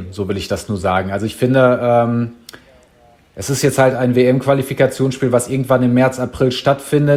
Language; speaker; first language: German; native; German